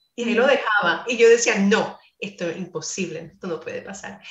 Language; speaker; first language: Spanish; non-native, fluent; English